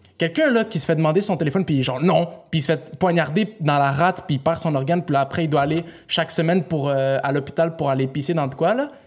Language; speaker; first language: French; native; French